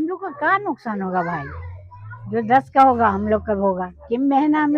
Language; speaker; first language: Hindi; early bilingual, heritage; Urdu